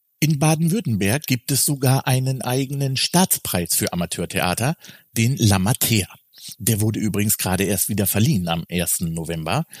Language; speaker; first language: German; native; German